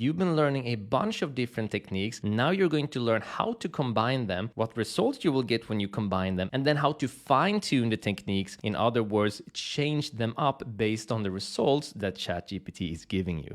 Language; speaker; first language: English; native; English